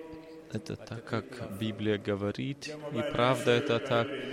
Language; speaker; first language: Russian; non-native, fluent; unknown